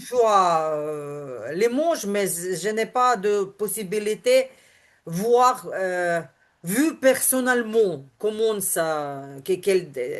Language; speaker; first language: French; non-native, learner; Ukrainian